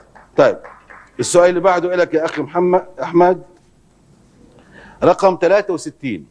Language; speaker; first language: Arabic; native; Arabic